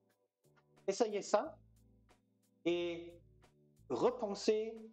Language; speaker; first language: French; non-native, fluent; German